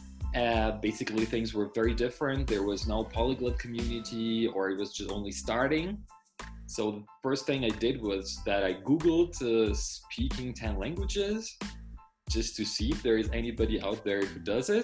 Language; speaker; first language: English; non-native, fluent; Russian